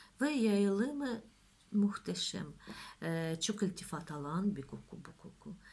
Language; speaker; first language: Turkish; non-native, learner; Russian